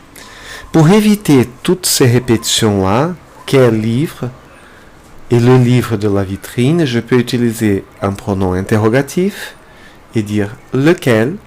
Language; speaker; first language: French; non-native, fluent; Portuguese